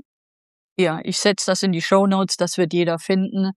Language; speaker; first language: German; native; German